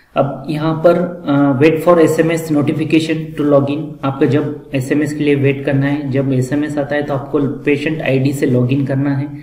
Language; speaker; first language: Hindi; non-native, local second language; Marathi